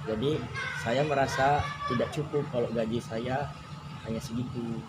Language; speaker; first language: Indonesian; native; Indonesian